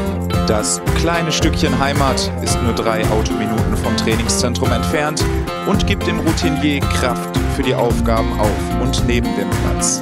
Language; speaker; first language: German; native; German